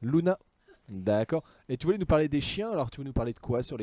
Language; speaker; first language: French; native; French